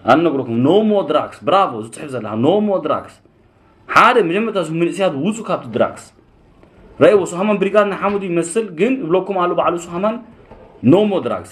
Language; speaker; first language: Tigrinya; early bilingual, heritage; Tigrinya